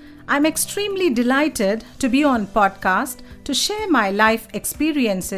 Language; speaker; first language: English; non-native, local second language; Kannada